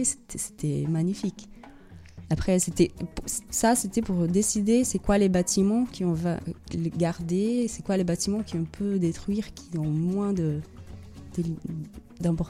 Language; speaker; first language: French; non-native, fluent; Portuguese